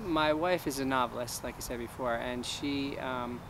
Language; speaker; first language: English; native; English